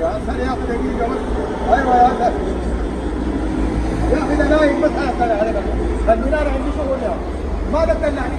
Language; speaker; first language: Arabic; non-native, learner; Urdu